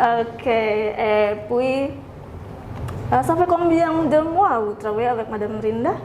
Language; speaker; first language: French; non-native, learner; Indonesian